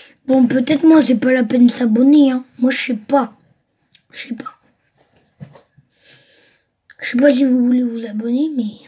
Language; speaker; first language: French; early bilingual, other home language; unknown